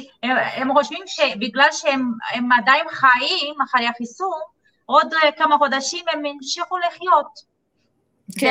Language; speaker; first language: Hebrew; non-native, fluent; Portuguese